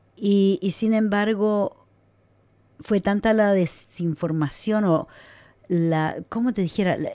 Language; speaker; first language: Spanish; native; Spanish